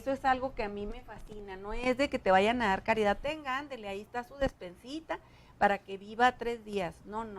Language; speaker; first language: Spanish; native; Spanish